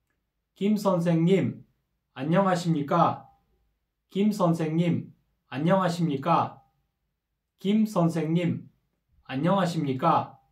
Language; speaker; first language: Korean; non-native, fluent; Kyrgyz